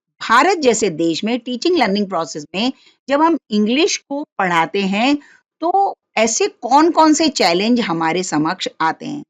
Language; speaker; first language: Hindi; non-native, local second language; Marathi